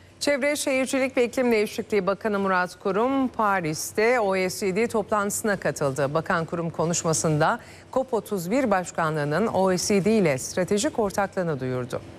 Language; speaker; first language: Turkish; native; Turkish